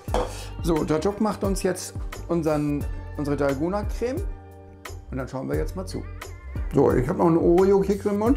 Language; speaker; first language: German; native; German